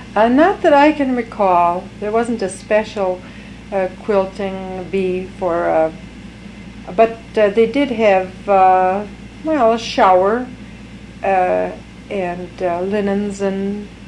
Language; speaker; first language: English; early bilingual, other home language; French